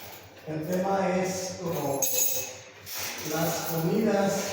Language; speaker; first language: Spanish; native; Spanish